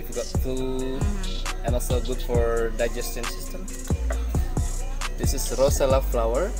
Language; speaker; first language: English; non-native, learner; Indonesian